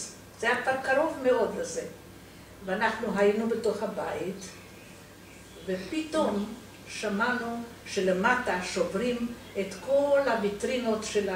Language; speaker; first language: Hebrew; non-native, fluent; Romanian